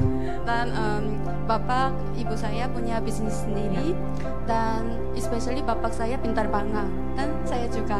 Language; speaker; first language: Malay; non-native, fluent; Korean